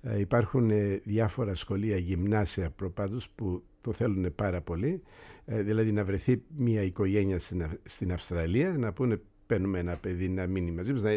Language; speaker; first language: Greek; early bilingual, heritage; Greek